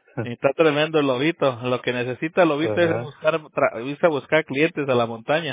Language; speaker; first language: Spanish; native; Spanish